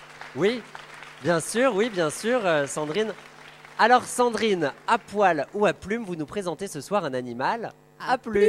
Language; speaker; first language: French; native; French